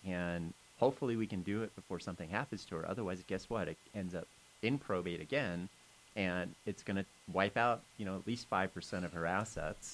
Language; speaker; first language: English; native; English